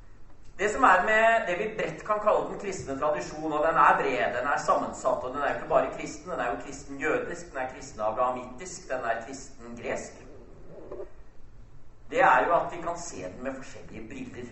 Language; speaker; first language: Norwegian; native; Norwegian